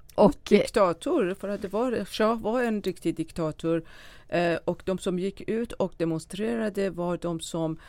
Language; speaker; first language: Swedish; non-native, fluent; Persian